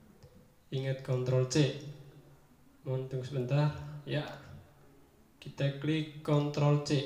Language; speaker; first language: Indonesian; native; Indonesian